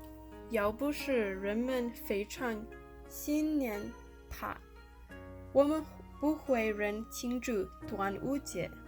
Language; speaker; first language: Chinese; non-native, learner; English